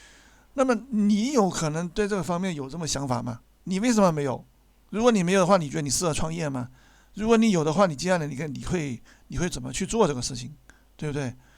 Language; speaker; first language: Chinese; native; Chinese